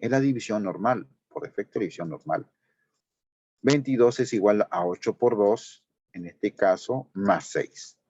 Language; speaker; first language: Spanish; native; Spanish